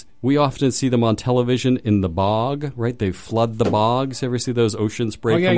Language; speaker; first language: English; native; English